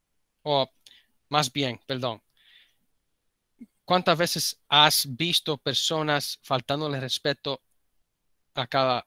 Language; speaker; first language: Spanish; early bilingual, heritage; Spanish